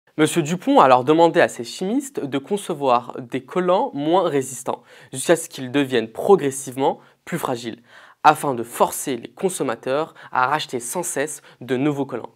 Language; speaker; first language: French; native; French